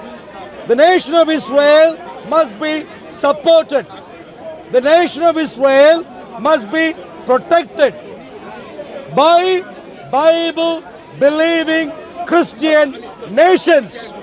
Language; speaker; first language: English; non-native, fluent; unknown